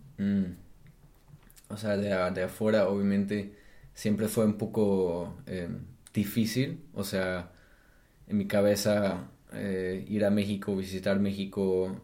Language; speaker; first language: Spanish; non-native, fluent; German